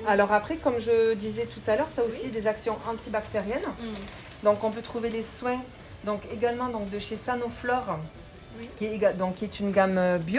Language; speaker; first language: French; native; French